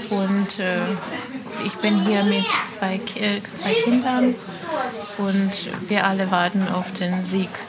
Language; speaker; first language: German; non-native, fluent; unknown